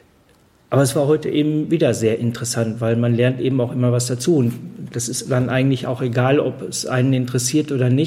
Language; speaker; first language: German; native; German